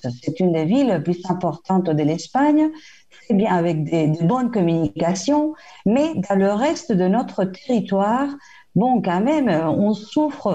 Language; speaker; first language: French; non-native, fluent; Spanish